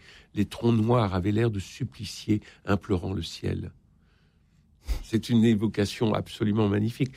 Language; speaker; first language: French; native; French